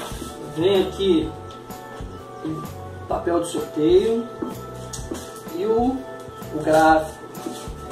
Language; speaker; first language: Portuguese; native; Portuguese